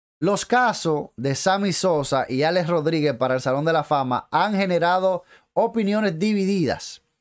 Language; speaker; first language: Spanish; native; Spanish